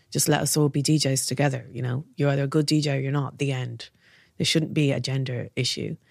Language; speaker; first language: English; native; English